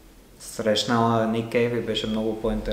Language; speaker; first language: Bulgarian; non-native, learner; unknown